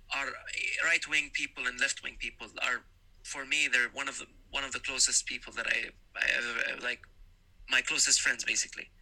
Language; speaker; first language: English; non-native, fluent; Arabic